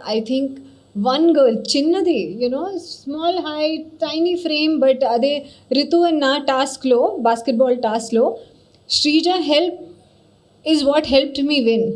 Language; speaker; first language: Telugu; non-native, learner; Hindi